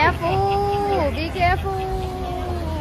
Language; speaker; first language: English; non-native, learner; Thai